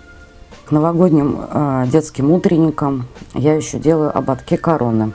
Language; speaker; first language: Russian; native; Russian